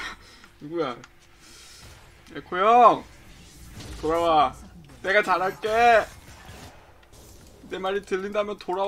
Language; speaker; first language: Korean; native; Korean